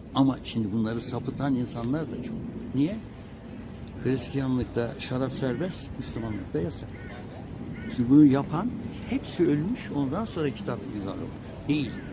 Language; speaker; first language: Turkish; native; Turkish